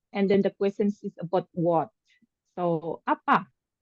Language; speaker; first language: English; non-native, fluent; Indonesian